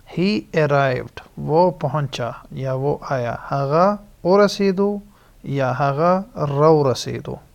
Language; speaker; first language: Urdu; non-native, local second language; Pashto